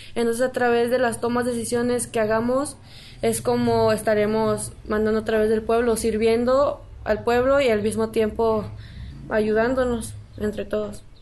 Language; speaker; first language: Spanish; native; Spanish